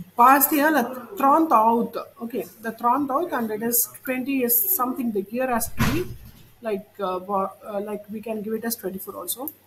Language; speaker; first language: English; non-native, local second language; Tamil